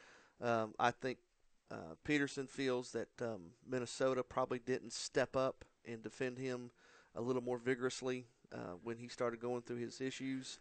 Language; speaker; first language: English; native; English